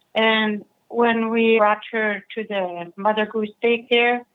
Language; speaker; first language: English; non-native, fluent; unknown